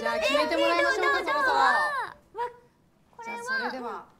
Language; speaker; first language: Japanese; native; Japanese